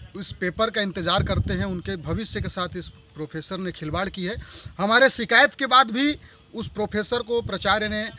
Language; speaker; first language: Hindi; native; Hindi